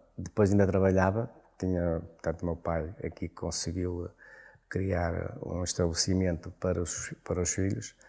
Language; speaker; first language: Portuguese; native; Portuguese